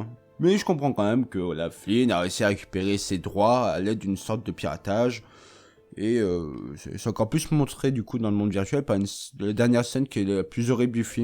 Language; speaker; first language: French; native; French